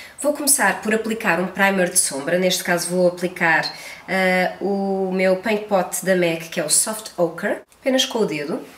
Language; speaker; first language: Portuguese; native; Portuguese